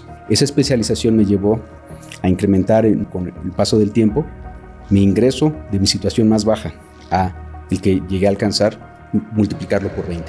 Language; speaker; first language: Spanish; native; Spanish